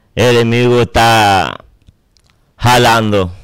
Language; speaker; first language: Spanish; native; Spanish